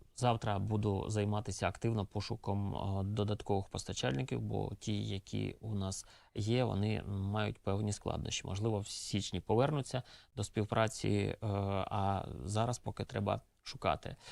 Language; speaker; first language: Ukrainian; native; Ukrainian